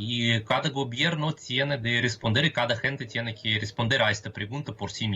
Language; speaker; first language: Spanish; non-native, fluent; Russian